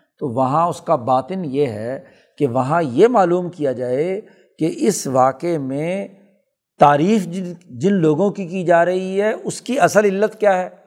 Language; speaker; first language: Urdu; non-native, local second language; Punjabi